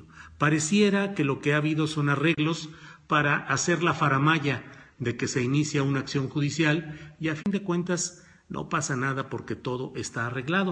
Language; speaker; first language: Spanish; native; Spanish